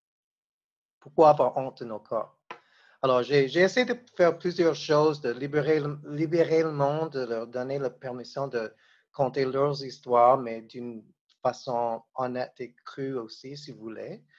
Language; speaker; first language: French; non-native, fluent; English